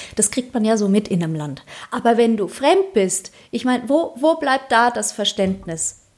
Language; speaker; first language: German; early bilingual, other home language; Polish